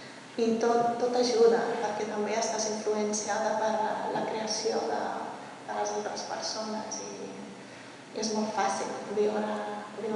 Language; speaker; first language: Catalan; early bilingual, heritage; Catalan